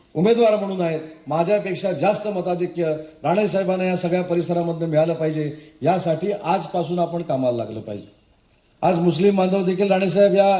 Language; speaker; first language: Marathi; native; Marathi